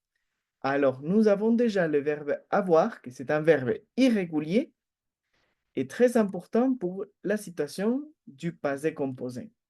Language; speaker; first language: French; non-native, fluent; Spanish